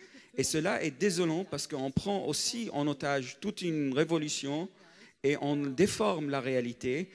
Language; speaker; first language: French; non-native, fluent; Arabic